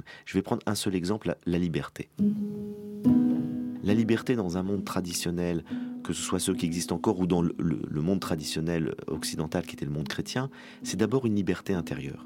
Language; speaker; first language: French; native; French